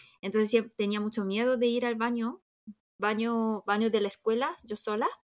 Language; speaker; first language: Spanish; early bilingual, other home language; Korean